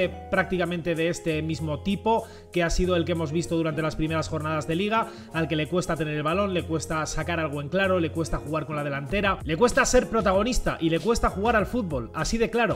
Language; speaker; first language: Spanish; native; Spanish